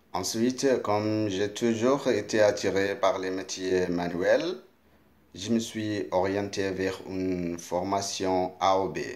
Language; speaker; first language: French; non-native, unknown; Arabic